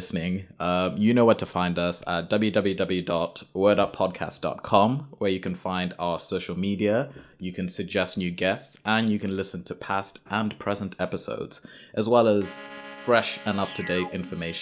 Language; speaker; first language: English; non-native, local second language; Shona